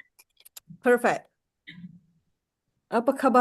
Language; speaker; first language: Indonesian; non-native, learner; Malay